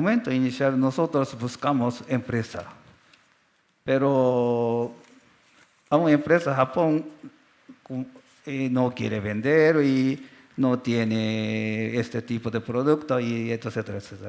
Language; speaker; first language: Spanish; non-native, learner; Japanese